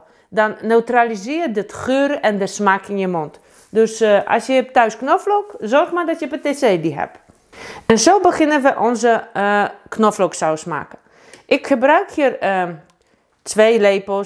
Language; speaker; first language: Dutch; non-native, fluent; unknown